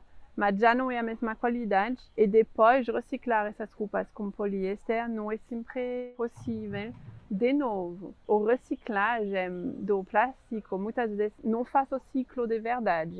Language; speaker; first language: Portuguese; non-native, fluent; French